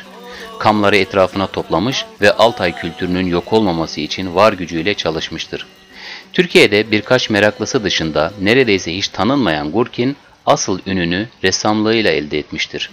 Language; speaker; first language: Turkish; native; Turkish